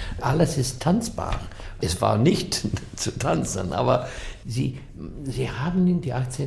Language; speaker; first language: German; non-native, learner; English